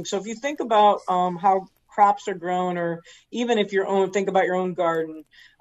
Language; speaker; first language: English; native; English